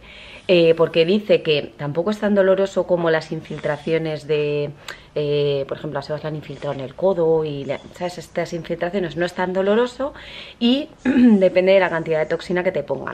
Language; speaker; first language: Spanish; native; Spanish